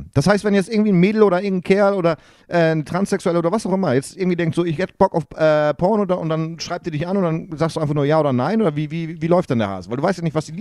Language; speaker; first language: German; native; German